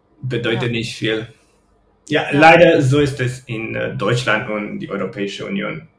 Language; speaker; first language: German; non-native, fluent; Romanian